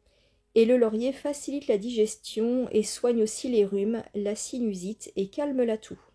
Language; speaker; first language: French; native; French